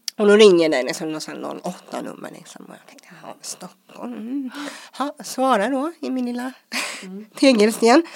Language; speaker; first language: Swedish; early bilingual, other home language; English